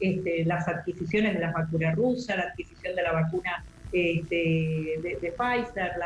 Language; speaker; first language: Spanish; native; Spanish